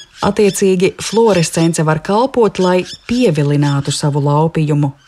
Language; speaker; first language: Latvian; native; Latvian